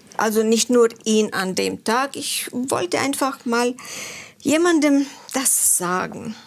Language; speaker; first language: German; non-native, fluent; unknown